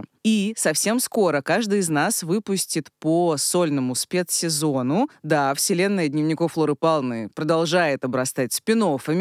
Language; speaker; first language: Russian; native; Russian